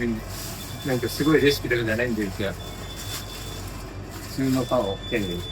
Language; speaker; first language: Japanese; native; Japanese